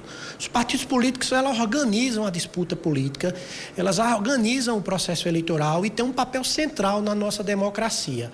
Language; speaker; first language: Portuguese; native; Portuguese